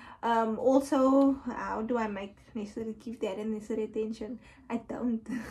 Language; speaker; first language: English; non-native, local second language; Afrikaans